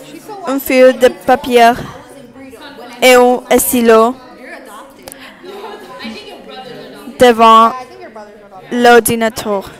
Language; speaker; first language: French; non-native, learner; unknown